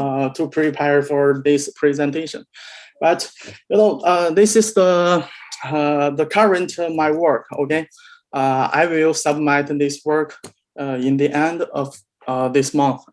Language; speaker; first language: English; non-native, learner; Chinese